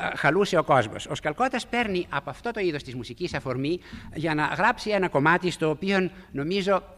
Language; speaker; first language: Greek; native; Greek